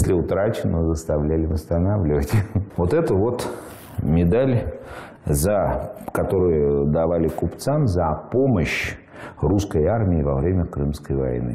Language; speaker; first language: Russian; native; Russian